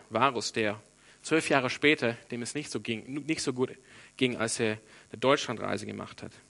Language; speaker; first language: German; non-native, fluent; English